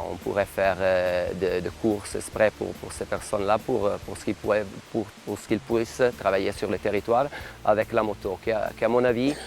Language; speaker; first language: French; non-native, local second language; Italian